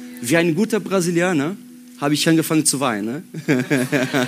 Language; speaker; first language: German; non-native, learner; Portuguese